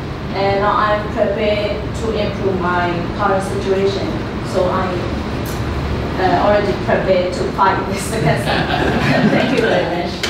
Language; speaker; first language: English; non-native, learner; Burmese